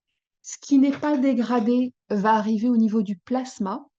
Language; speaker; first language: French; native; French